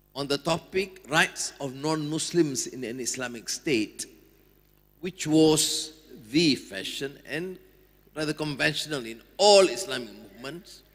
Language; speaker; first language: English; non-native, local second language; Malay